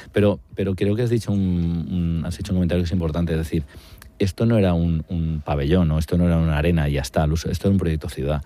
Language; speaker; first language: Spanish; native; Spanish